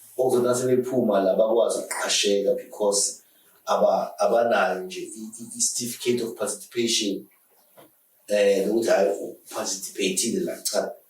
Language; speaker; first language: Zulu; native; Zulu